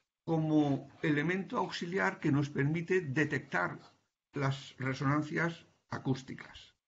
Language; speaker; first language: Spanish; native; Spanish